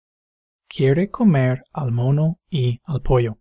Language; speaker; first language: Spanish; non-native, fluent; English